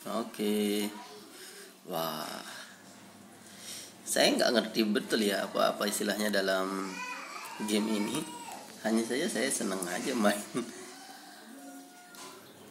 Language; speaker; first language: Indonesian; native; Indonesian